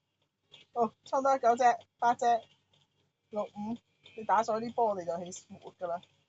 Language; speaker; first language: Chinese; native; Chinese